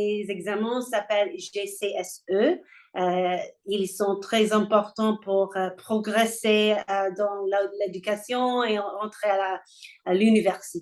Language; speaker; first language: French; non-native, learner; English